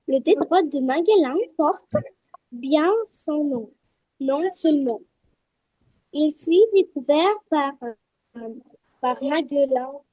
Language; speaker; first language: French; non-native, fluent; Russian